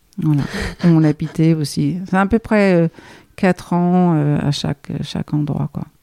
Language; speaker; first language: French; non-native, fluent; Danish